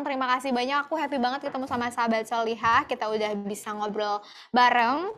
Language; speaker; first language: Indonesian; native; Indonesian